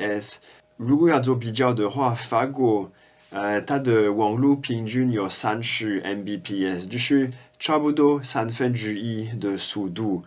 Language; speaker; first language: Chinese; non-native, fluent; French